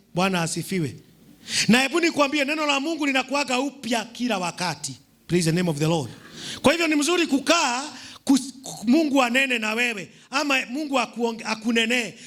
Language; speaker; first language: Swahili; non-native, local second language; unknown